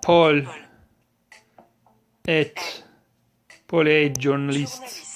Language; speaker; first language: French; non-native, learner; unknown